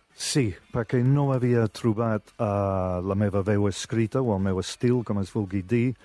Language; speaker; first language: Catalan; non-native, fluent; English